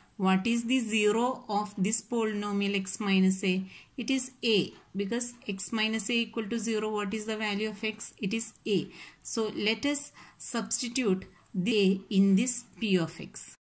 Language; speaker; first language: English; non-native, local second language; Malayalam